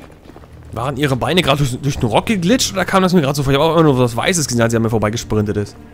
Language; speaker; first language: German; native; German